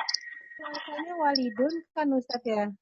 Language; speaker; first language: Indonesian; native; Indonesian